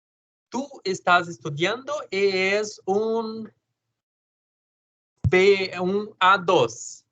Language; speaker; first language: Spanish; non-native, learner; Portuguese